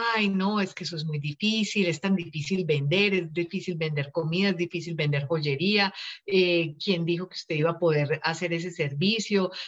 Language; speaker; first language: Spanish; native; Spanish